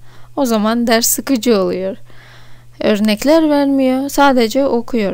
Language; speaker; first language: Turkish; non-native, fluent; Russian